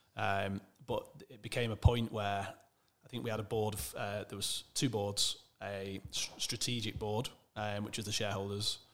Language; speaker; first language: English; native; English